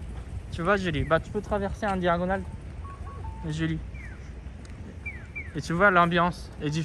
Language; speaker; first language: French; non-native, fluent; Japanese